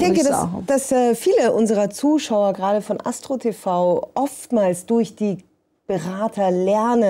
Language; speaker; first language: German; native; German